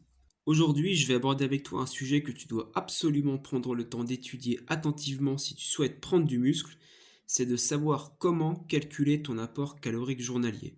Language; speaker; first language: French; native; French